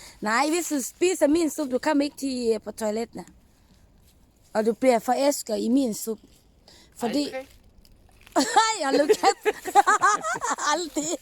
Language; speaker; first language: Danish; non-native, learner; Thai